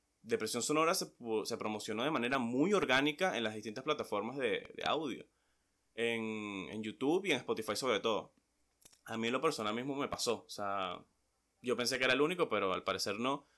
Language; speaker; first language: Spanish; native; Spanish